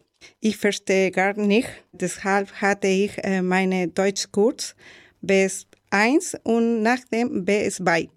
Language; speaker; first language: German; non-native, learner; Spanish